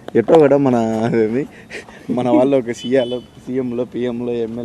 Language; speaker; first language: Telugu; native; Telugu